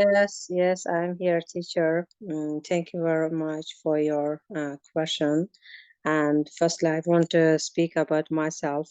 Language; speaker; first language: English; non-native, learner; Azerbaijani